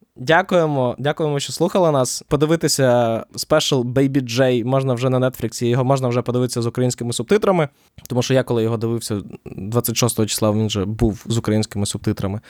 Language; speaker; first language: Ukrainian; native; Ukrainian